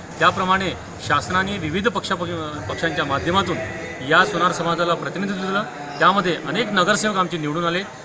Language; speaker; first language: Marathi; native; Marathi